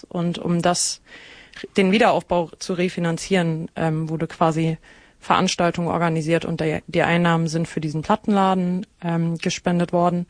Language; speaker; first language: German; native; German